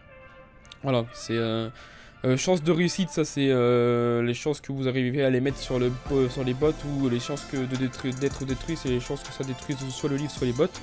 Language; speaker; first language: French; native; French